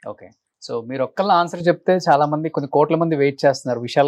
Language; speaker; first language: Telugu; native; Telugu